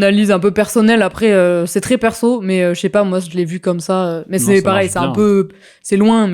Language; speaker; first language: French; native; French